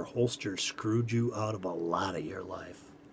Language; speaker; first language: English; native; English